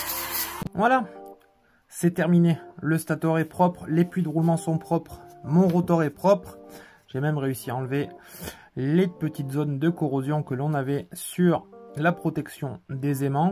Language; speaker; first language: French; native; French